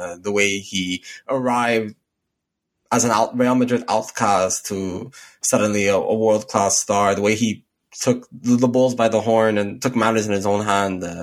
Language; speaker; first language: English; native; English